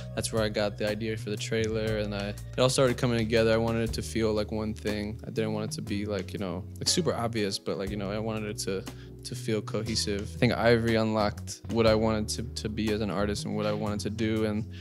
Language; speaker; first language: English; native; English